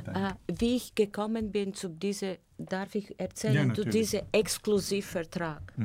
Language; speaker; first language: German; non-native, fluent; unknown